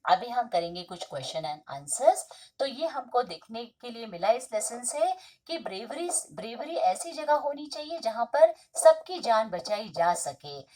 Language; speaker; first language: Hindi; non-native, local second language; Marathi